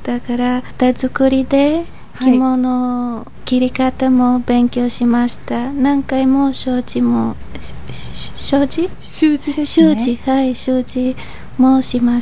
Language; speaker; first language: Japanese; non-native, fluent; Bulgarian